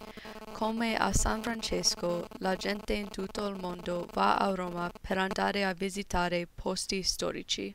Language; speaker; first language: Italian; non-native, learner; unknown